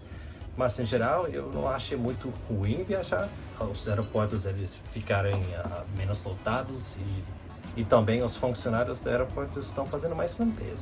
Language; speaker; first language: Portuguese; non-native, fluent; English